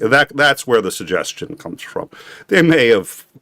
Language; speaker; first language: English; native; English